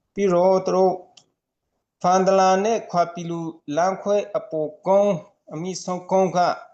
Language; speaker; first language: Burmese; non-native, local second language; Hakha Chin